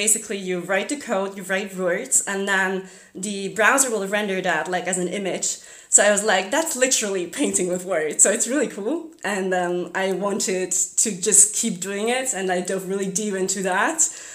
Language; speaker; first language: English; non-native, fluent; German